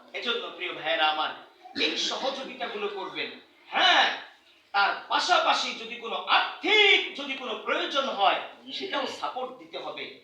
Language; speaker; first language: Bangla; native; Bangla